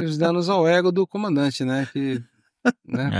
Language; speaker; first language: Portuguese; native; Portuguese